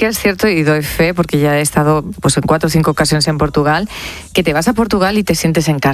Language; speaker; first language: Spanish; native; Spanish